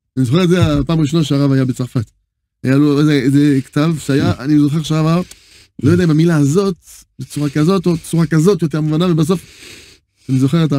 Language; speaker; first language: Hebrew; non-native, fluent; French